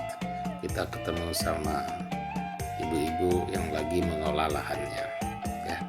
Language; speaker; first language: Indonesian; non-native, local second language; Minangkabau